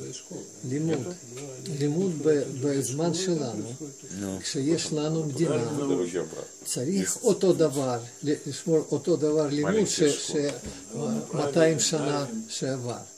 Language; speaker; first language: Hebrew; non-native, fluent; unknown